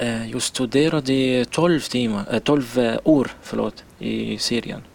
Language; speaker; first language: Swedish; non-native, learner; Arabic